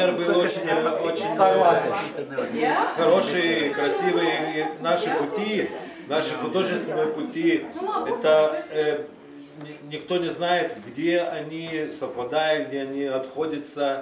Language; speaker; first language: Russian; non-native, fluent; Lithuanian